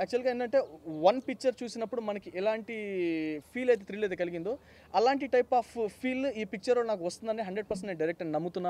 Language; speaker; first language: Telugu; native; Telugu